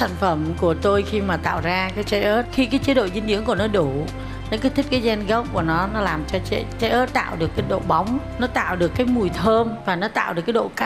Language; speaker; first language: Vietnamese; native; Vietnamese